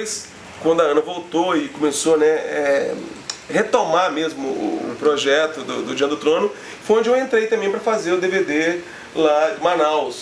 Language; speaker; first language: Portuguese; native; Portuguese